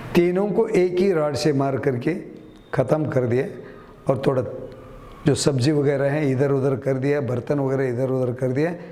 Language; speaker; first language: Hindi; non-native, local second language; Kannada